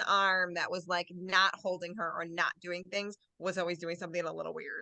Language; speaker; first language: English; native; English